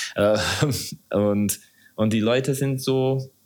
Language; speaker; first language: German; non-native, fluent; English